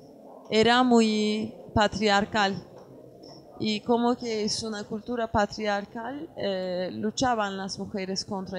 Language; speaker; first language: Spanish; non-native, learner; Kurdish